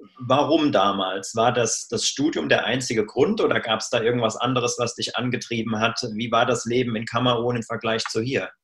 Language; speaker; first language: German; native; German